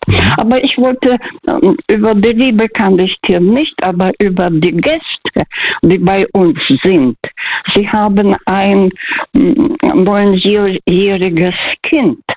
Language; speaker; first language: German; early bilingual, heritage; Russian